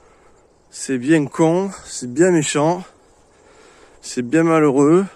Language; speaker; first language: French; native; French